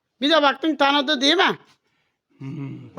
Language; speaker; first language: Turkish; native; Turkish